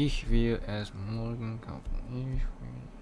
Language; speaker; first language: German; non-native, learner; English